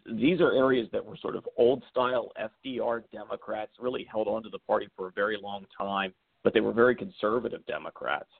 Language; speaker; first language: English; native; English